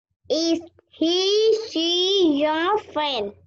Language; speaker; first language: English; non-native, learner; Vietnamese